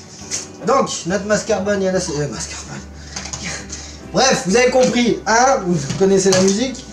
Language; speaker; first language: French; native; French